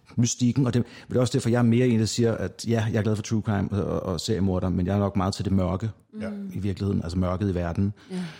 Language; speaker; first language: Danish; native; Danish